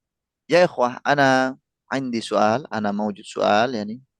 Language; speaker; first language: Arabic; non-native, fluent; Indonesian